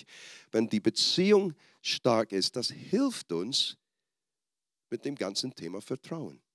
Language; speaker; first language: German; non-native, fluent; English